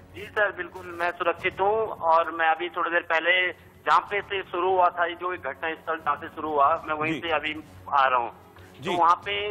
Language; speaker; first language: Hindi; native; Hindi